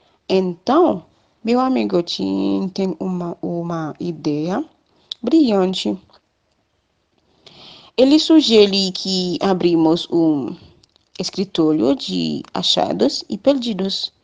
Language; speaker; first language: Portuguese; non-native, learner; Haitian Creole